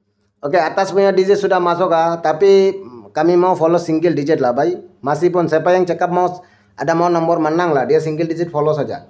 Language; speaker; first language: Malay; non-native, local second language; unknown